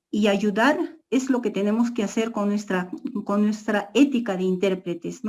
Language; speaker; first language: Spanish; non-native, local second language; Quechua